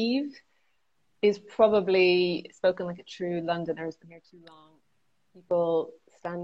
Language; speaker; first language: English; native; English